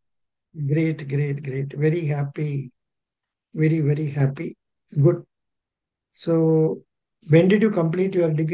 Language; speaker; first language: English; non-native, local second language; Telugu